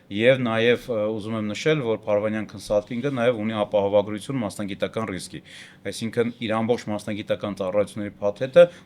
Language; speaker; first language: Armenian; native; Armenian